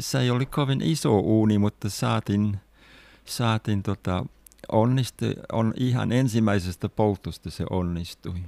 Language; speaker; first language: Finnish; non-native, fluent; English